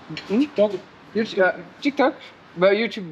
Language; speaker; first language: English; non-native, learner; French